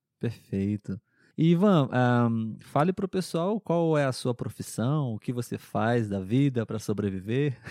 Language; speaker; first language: Portuguese; native; Portuguese